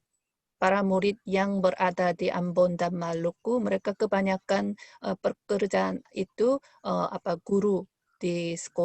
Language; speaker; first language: Indonesian; non-native, fluent; Korean